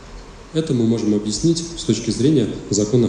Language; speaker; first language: Russian; native; Russian